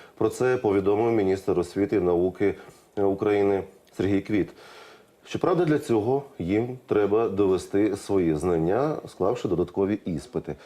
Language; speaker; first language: Ukrainian; native; Ukrainian